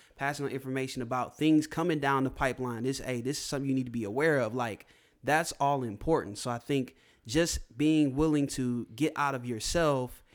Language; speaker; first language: English; native; English